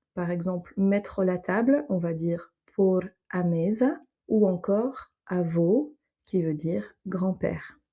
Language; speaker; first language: French; native; French